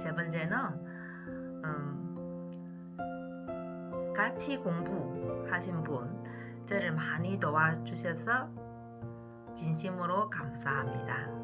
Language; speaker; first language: Korean; non-native, learner; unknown